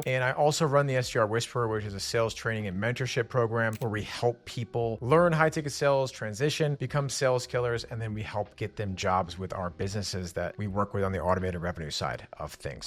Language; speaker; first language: English; native; English